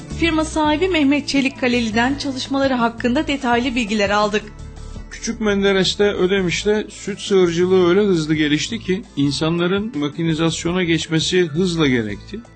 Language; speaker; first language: Turkish; native; Turkish